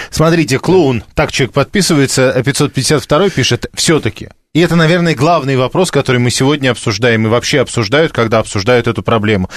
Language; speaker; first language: Russian; native; Russian